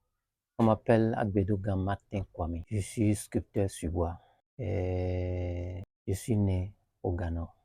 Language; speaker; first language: French; non-native, learner; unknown